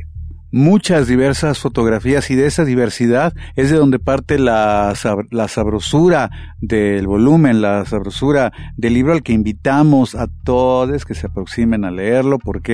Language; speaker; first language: Spanish; native; Spanish